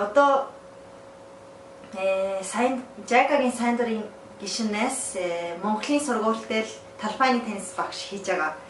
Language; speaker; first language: Mongolian; non-native, learner; Japanese